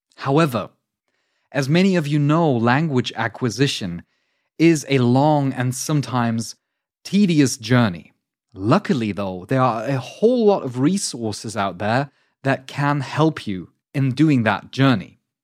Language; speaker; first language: English; non-native, fluent; German